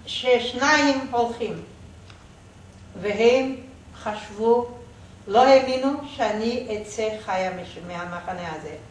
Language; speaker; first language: Hebrew; non-native, fluent; Yiddish